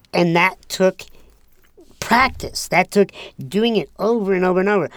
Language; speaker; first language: English; native; English